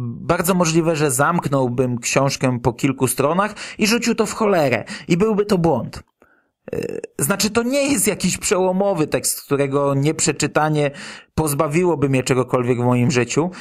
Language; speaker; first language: Polish; native; Polish